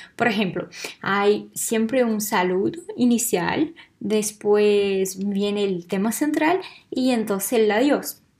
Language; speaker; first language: Spanish; non-native, fluent; Portuguese